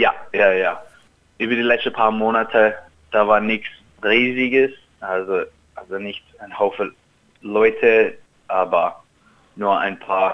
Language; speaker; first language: German; early bilingual, heritage; German